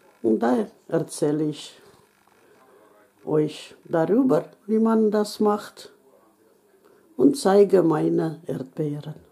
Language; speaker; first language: German; non-native, local second language; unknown